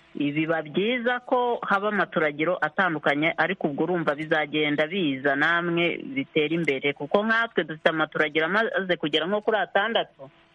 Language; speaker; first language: Kinyarwanda; native; Kinyarwanda